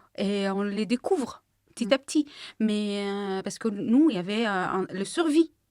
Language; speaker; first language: French; non-native, fluent; Arabic